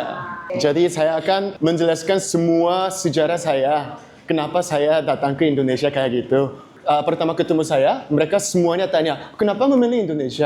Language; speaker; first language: Indonesian; non-native, learner; Korean